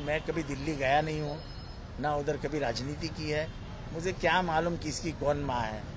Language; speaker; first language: Hindi; non-native, local second language; Marathi